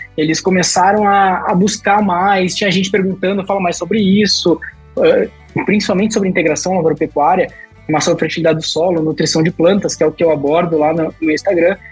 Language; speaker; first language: Portuguese; native; Portuguese